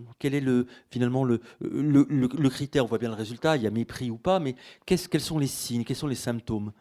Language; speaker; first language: French; native; French